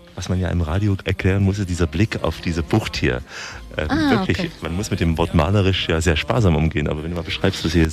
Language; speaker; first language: German; native; German